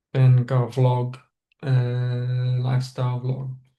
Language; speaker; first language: Thai; non-native, fluent; English